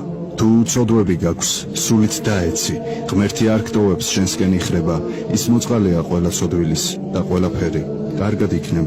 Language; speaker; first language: Georgian; native; Georgian